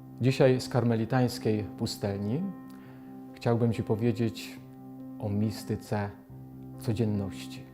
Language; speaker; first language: Polish; native; Polish